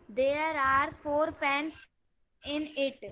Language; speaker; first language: English; non-native, learner; Hindi